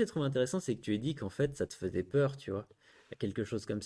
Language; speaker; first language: French; native; French